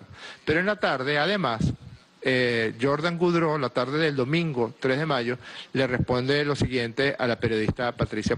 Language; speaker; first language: Spanish; native; Spanish